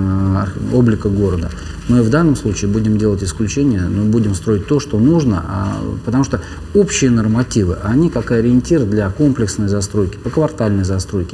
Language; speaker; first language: Russian; native; Russian